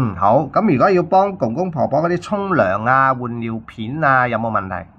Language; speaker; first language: Cantonese; native; Cantonese